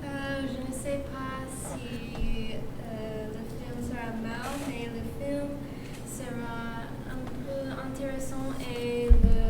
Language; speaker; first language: French; non-native, learner; English